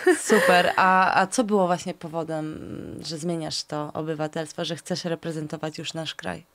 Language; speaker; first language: Polish; native; Polish